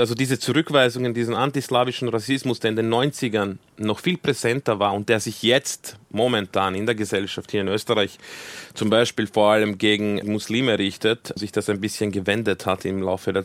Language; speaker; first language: German; early bilingual, other home language; Croatian